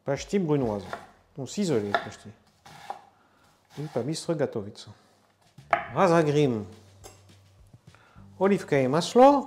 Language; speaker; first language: Russian; non-native, learner; French